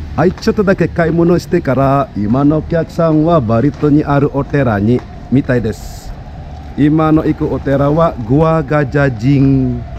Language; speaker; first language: Japanese; non-native, fluent; Balinese